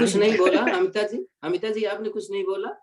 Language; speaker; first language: Hindi; native; Hindi